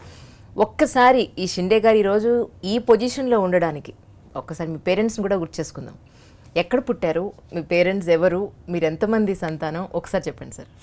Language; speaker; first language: Telugu; native; Telugu